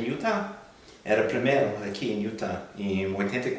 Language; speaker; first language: Portuguese; non-native, fluent; English